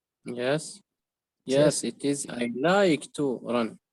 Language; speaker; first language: English; non-native, learner; Arabic